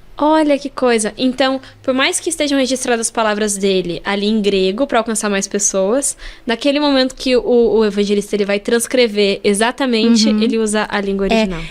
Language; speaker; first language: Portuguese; native; Portuguese